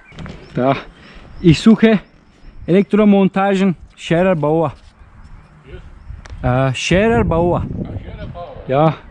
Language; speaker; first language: German; non-native, learner; Turkish